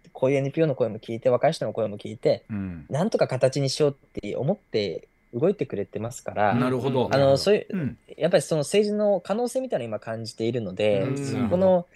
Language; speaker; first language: Japanese; native; Japanese